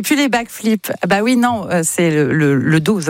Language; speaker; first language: French; native; French